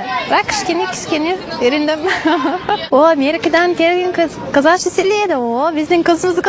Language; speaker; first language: Kazakh; non-native, learner; English